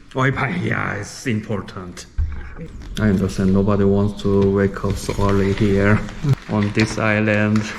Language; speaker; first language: English; non-native, learner; Korean